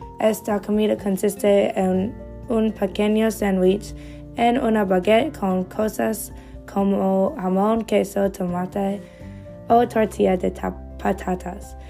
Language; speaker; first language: Spanish; non-native, learner; English